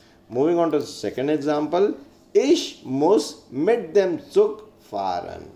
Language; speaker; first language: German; non-native, fluent; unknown